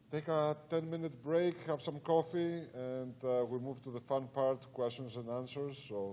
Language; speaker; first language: English; non-native, fluent; Greek